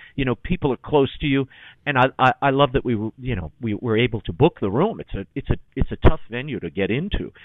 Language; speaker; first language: English; native; English